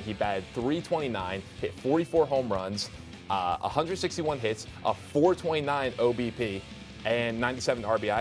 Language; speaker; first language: English; native; English